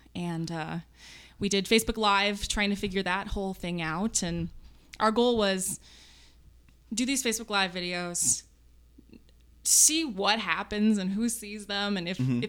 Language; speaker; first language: English; native; English